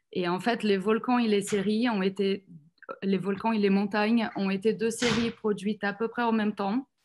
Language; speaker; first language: French; non-native, fluent; Portuguese